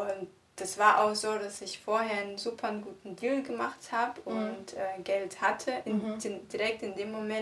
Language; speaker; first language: German; non-native, fluent; Russian